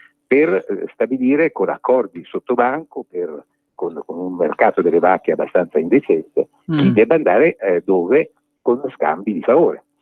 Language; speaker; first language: Italian; native; Italian